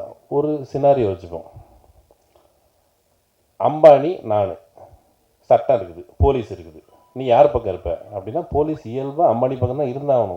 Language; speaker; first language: Tamil; native; Tamil